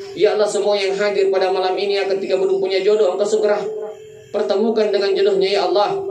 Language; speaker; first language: Indonesian; non-native, local second language; Buginese